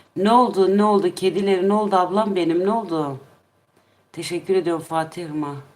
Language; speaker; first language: Turkish; non-native, local second language; Kurdish